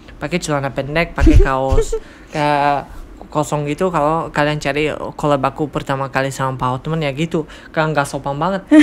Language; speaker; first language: Indonesian; non-native, fluent; Tajik